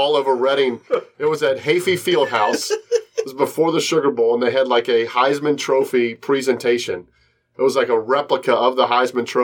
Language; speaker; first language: English; native; English